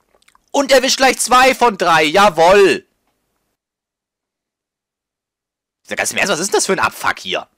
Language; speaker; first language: German; native; German